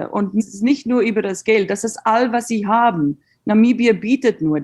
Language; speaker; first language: German; non-native, learner; Afrikaans